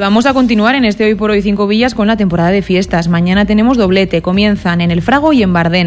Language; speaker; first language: Spanish; native; Spanish